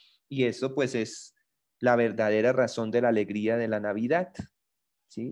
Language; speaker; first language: Spanish; native; Spanish